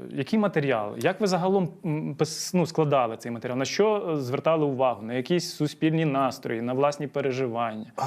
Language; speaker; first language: Ukrainian; native; Ukrainian